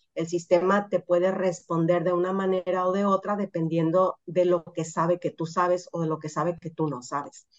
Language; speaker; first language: Spanish; native; Spanish